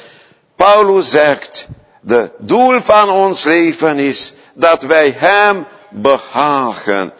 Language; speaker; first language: Dutch; non-native, fluent; Hungarian